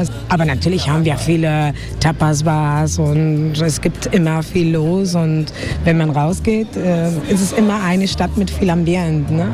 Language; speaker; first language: German; non-native, fluent; Spanish